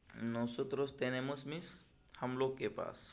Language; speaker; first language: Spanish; non-native, learner; Hindi